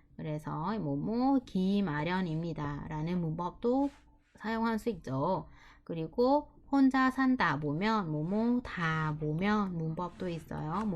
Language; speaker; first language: Korean; non-native, fluent; Vietnamese